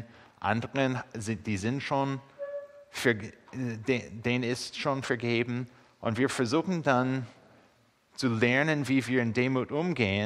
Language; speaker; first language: German; non-native, fluent; English